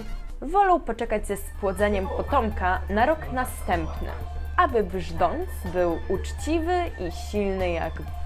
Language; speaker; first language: Polish; native; Polish